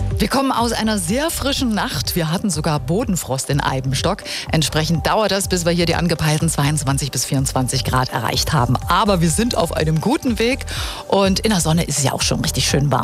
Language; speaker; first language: German; native; German